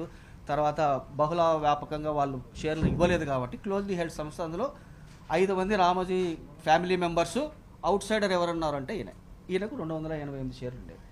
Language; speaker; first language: Telugu; native; Telugu